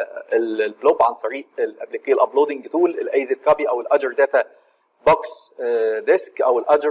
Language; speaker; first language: Arabic; native; Arabic